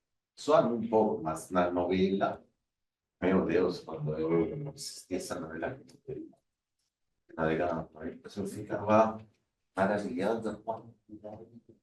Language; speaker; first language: Portuguese; non-native, fluent; Spanish